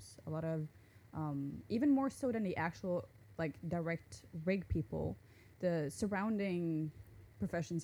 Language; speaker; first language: English; non-native, fluent; Norwegian